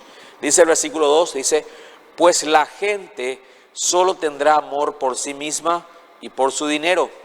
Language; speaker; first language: Spanish; native; Spanish